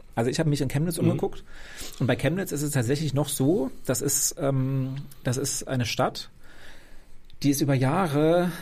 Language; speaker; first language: German; native; German